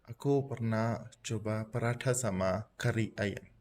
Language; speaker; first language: Indonesian; non-native, fluent; Punjabi